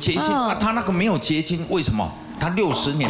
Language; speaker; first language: Chinese; native; Chinese